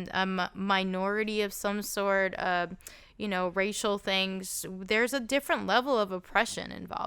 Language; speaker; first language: English; native; English